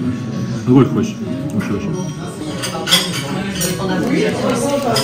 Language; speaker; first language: Japanese; non-native, learner; French